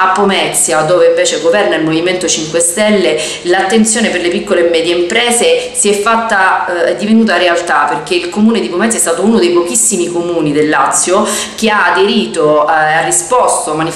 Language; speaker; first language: Italian; native; Italian